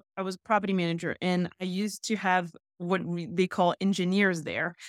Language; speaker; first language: English; non-native, fluent; French